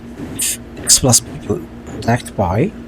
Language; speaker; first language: English; non-native, local second language; Arabic